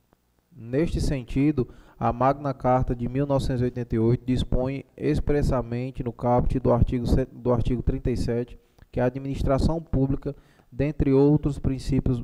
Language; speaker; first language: Portuguese; native; Portuguese